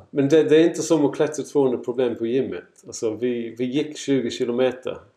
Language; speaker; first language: Swedish; non-native, fluent; English